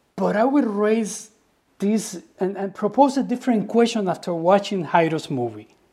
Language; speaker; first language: English; non-native, fluent; Spanish